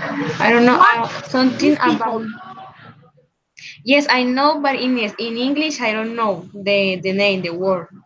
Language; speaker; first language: English; non-native, learner; Spanish